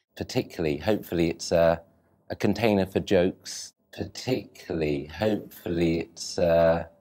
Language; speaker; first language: English; native; English